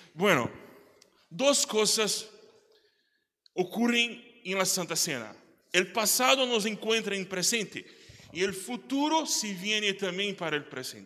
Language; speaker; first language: Spanish; non-native, learner; Portuguese